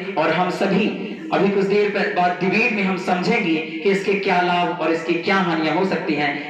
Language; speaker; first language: Hindi; native; Hindi